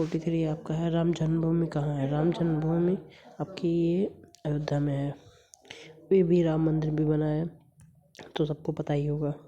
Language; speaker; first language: Hindi; native; Hindi